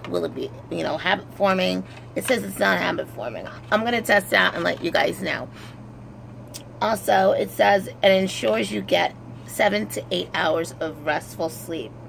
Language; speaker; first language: English; native; English